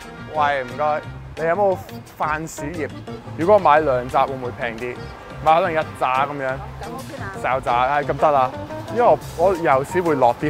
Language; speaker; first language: Chinese; non-native, fluent; English